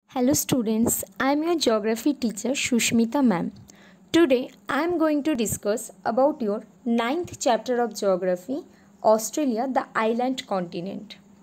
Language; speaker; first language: English; non-native, local second language; Bangla